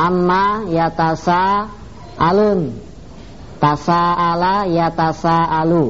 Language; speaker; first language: Arabic; non-native, fluent; Indonesian